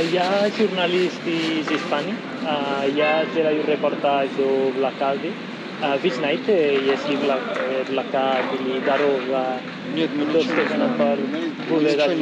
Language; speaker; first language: Russian; non-native, learner; Spanish